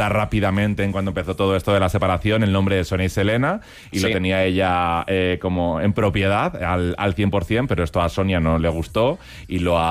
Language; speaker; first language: Spanish; native; Spanish